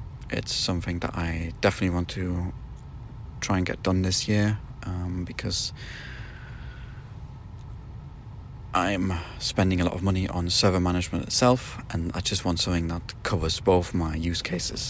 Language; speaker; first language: English; non-native, fluent; German